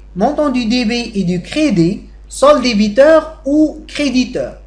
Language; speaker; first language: French; non-native, local second language; Arabic